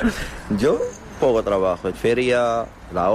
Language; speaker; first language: Spanish; non-native, learner; Arabic